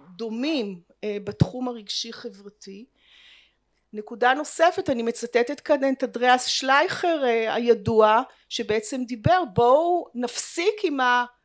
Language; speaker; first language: Hebrew; native; Hebrew